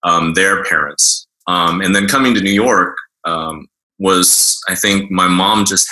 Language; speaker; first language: English; native; English